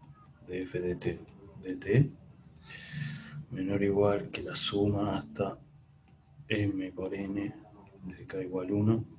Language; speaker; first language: Spanish; native; Spanish